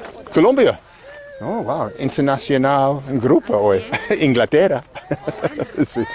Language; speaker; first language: Spanish; non-native, learner; English